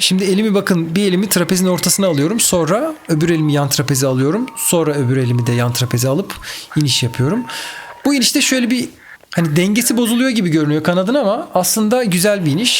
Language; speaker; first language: Turkish; native; Turkish